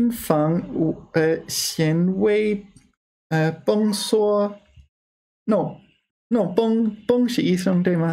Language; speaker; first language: Chinese; non-native, learner; English